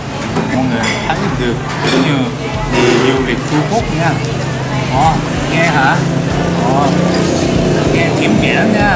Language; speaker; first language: Vietnamese; non-native, learner; Japanese